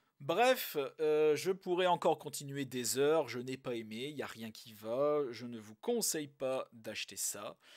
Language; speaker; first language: French; native; French